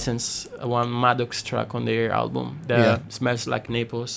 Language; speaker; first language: English; non-native, fluent; Italian